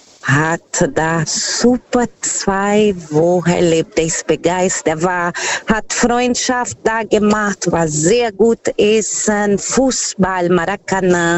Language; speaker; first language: German; non-native, fluent; Portuguese